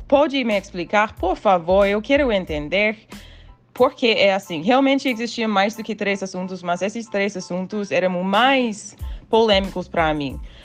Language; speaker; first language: Portuguese; non-native, fluent; English